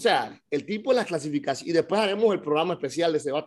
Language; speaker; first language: Spanish; native; Spanish